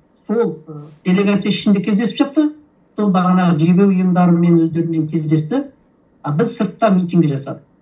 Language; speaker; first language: Kazakh; early bilingual, heritage; Kazakh